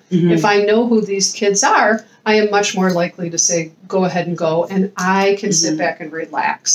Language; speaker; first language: English; native; English